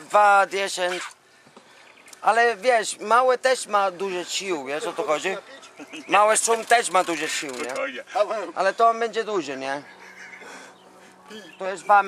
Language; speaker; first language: Polish; non-native, learner; Spanish